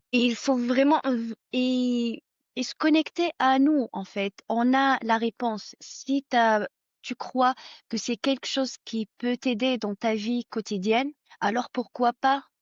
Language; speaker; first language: French; non-native, local second language; Arabic